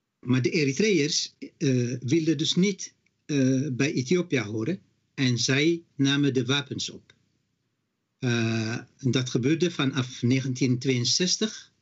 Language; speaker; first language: Dutch; non-native, fluent; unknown